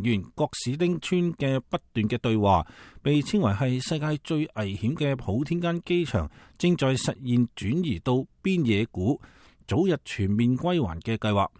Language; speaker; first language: Chinese; native; Chinese